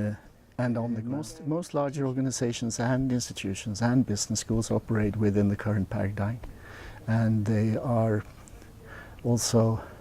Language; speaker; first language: English; non-native, fluent; Swedish